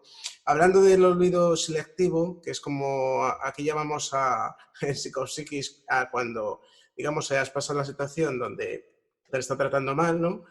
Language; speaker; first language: Spanish; native; Spanish